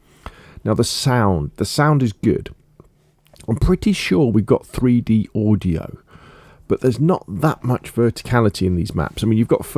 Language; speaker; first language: English; native; English